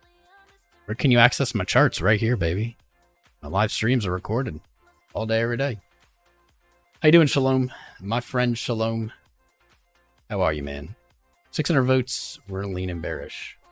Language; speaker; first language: English; native; English